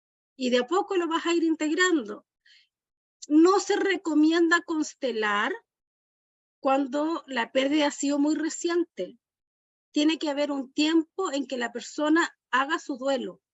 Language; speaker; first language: Spanish; native; Spanish